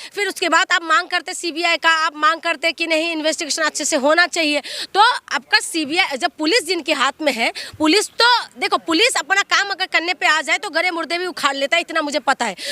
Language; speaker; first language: Hindi; non-native, local second language; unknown